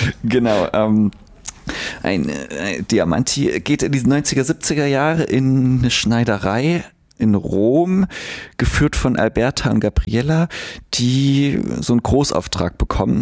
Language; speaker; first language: German; native; German